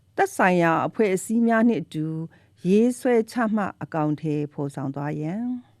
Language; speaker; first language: Burmese; non-native, local second language; S'gaw Karen